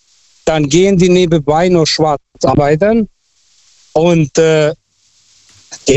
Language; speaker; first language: German; non-native, fluent; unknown